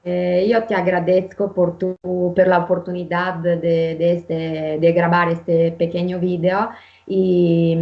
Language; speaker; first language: Spanish; non-native, fluent; Italian